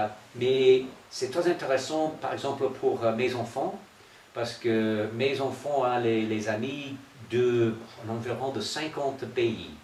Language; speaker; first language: French; non-native, fluent; English